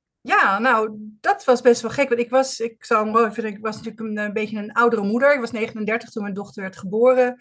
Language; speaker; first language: Dutch; native; Dutch